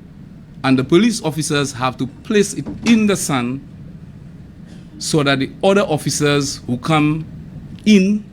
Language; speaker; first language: English; non-native, local second language; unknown